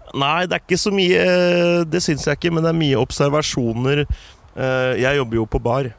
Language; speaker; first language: Norwegian; native; Norwegian